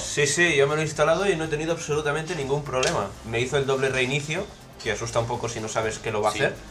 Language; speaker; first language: Spanish; native; Spanish